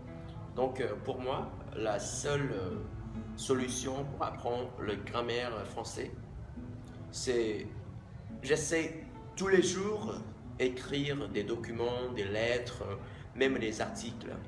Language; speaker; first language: French; non-native, fluent; Vietnamese